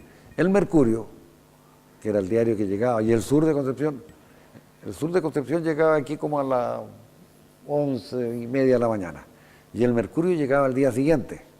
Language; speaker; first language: Spanish; native; Spanish